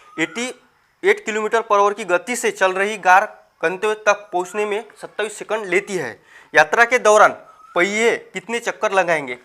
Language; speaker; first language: Hindi; non-native, local second language; Marathi